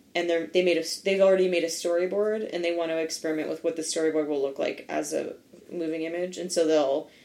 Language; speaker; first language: English; native; English